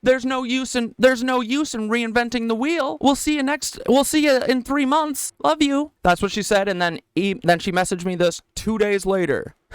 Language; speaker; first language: English; native; English